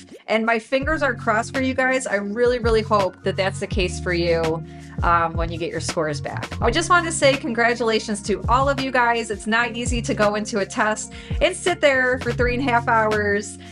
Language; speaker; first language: English; native; English